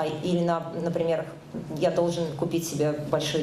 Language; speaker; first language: Russian; native; Russian